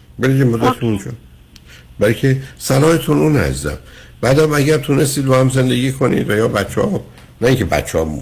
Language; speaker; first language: Persian; native; Persian